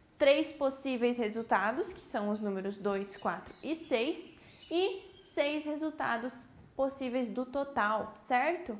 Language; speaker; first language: Portuguese; native; Portuguese